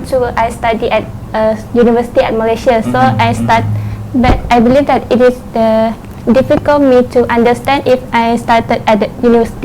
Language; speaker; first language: English; non-native, learner; Thai